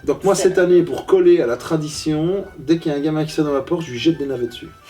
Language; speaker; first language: French; native; French